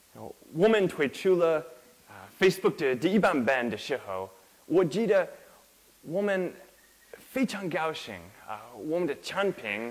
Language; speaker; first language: Chinese; non-native, learner; English